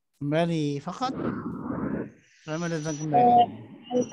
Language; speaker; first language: Indonesian; native; Indonesian